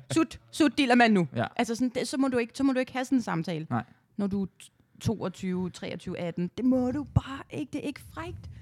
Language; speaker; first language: Danish; native; Danish